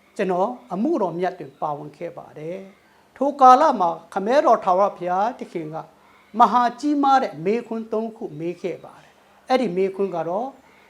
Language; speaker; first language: Burmese; non-native, local second language; Thado Chin